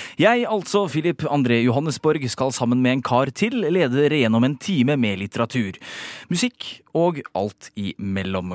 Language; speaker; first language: Norwegian; native; Norwegian